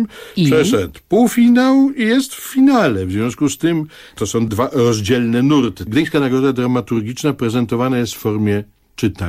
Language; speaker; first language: Polish; native; Polish